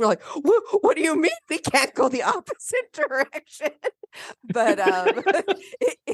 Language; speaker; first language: English; native; English